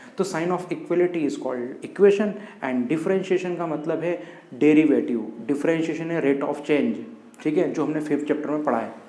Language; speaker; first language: Hindi; native; Hindi